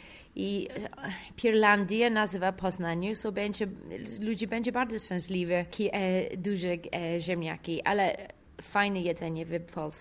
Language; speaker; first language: Polish; non-native, learner; English